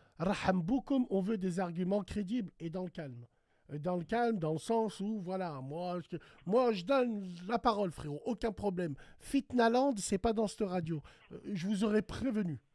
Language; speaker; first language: French; early bilingual, other home language; Arabic